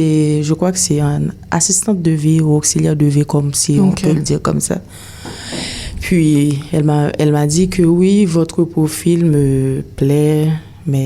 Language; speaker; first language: French; non-native, local second language; Haitian Creole